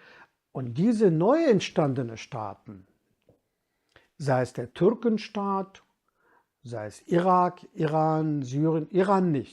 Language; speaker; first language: German; non-native, fluent; Kurdish